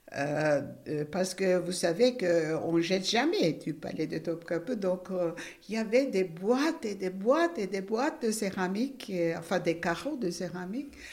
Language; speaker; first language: French; non-native, fluent; Turkish